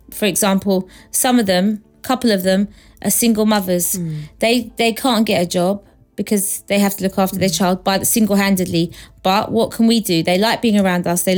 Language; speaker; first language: English; non-native, local second language; Morisyen